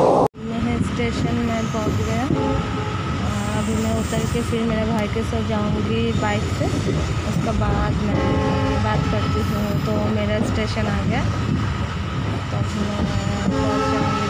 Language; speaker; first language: Hindi; non-native, local second language; Assamese